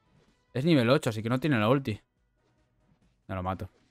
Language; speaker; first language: Spanish; native; Spanish